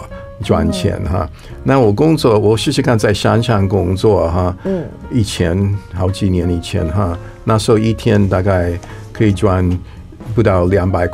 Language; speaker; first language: Chinese; non-native, fluent; English